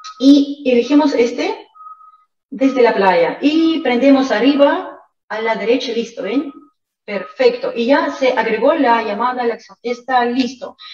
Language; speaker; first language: Spanish; non-native, fluent; Russian